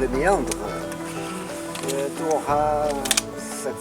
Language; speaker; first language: French; non-native, learner; Portuguese